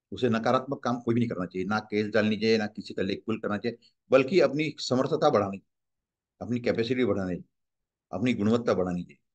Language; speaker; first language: Hindi; non-native, local second language; Marathi